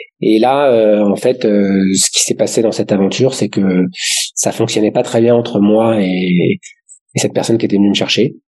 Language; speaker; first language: French; native; French